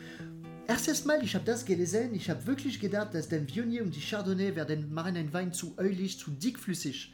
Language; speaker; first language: German; non-native, fluent; French